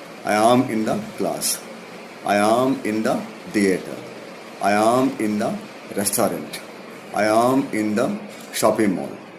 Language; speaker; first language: English; non-native, local second language; Telugu